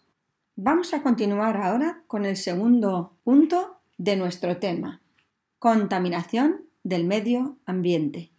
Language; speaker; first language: Spanish; native; Spanish